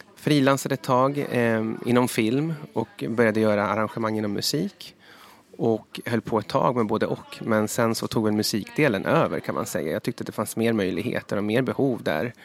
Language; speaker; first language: Swedish; early bilingual, other home language; Spanish